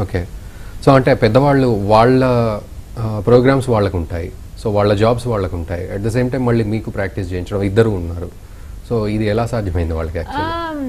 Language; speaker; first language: Telugu; native; Telugu